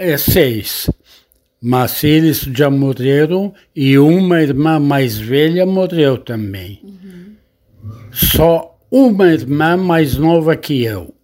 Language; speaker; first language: Portuguese; non-native, learner; Arabic